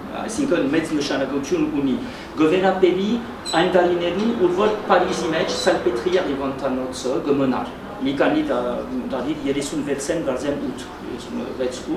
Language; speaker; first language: Armenian; early bilingual, heritage; Armenian